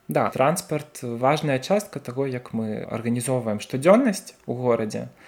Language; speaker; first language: Belarusian; non-native, local second language; Russian